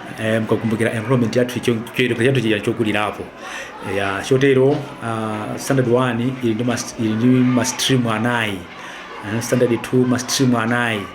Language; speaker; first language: Nyanja; native; Nyanja